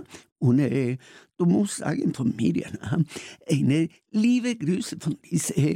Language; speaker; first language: German; non-native, learner; Spanish